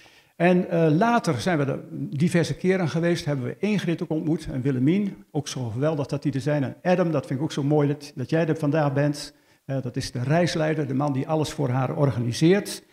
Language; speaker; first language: Dutch; native; Dutch